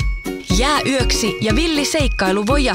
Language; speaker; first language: Finnish; native; Finnish